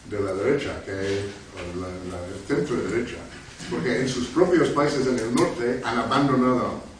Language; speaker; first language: Spanish; non-native, fluent; English